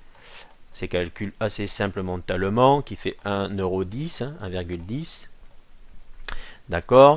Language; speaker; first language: French; native; French